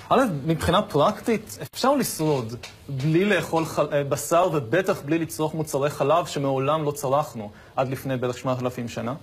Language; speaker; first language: Hebrew; native; Hebrew